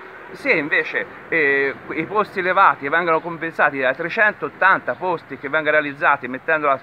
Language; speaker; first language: Italian; native; Italian